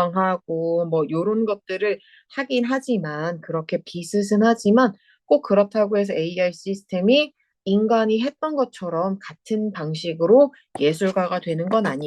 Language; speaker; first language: Korean; native; Korean